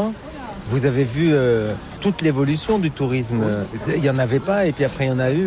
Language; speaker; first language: French; native; French